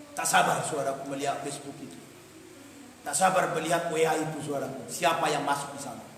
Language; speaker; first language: Indonesian; non-native, local second language; Batak Toba